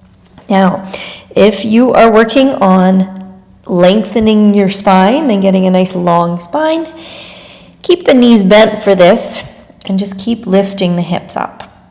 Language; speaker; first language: English; native; English